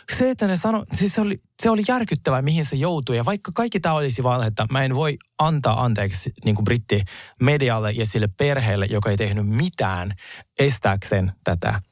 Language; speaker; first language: Finnish; early bilingual, other home language; Russian